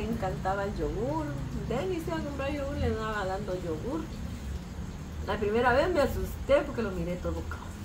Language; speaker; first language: Spanish; native; Spanish